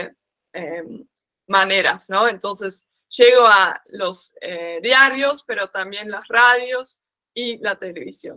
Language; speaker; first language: Spanish; non-native, fluent; Dutch